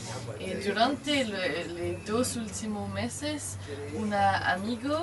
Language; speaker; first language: Spanish; non-native, learner; French